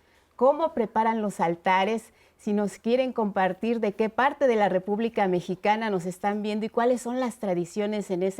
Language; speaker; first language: Spanish; native; Spanish